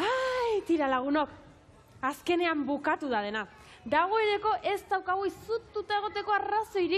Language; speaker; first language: Basque; native; Basque